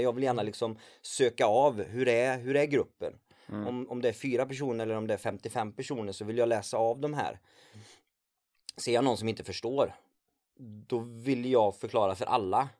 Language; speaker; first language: Swedish; native; Swedish